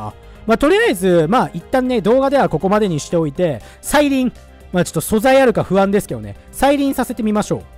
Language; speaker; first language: Japanese; native; Japanese